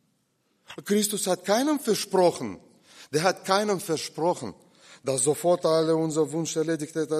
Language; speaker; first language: German; non-native, fluent; Russian